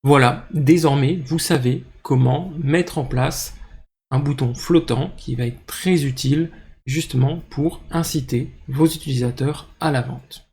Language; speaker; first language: French; native; French